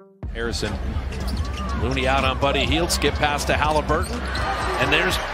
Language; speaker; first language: English; native; English